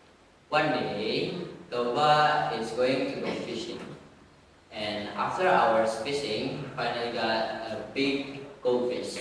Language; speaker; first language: English; non-native, learner; Indonesian